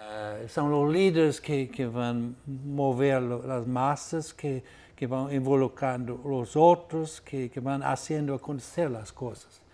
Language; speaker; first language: Spanish; non-native, fluent; Portuguese